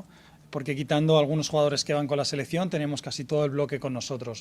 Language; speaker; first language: Spanish; native; Spanish